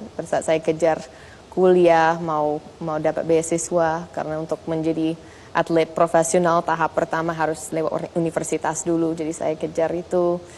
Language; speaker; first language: Indonesian; non-native, fluent; English